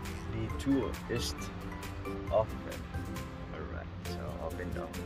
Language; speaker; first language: English; non-native, local second language; Filipino